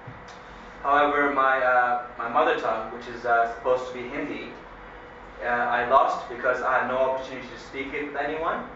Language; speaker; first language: English; early bilingual, other home language; Hindi